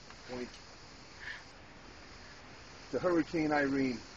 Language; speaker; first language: English; native; English